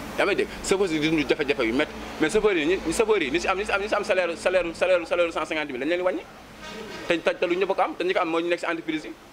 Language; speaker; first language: Wolof; native; Wolof